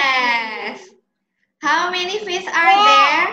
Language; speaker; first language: English; non-native, learner; Indonesian